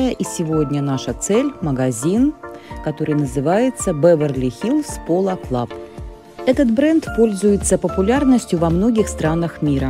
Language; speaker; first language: Russian; native; Russian